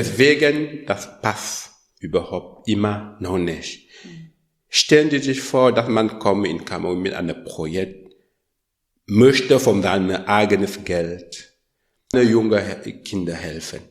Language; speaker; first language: German; non-native, learner; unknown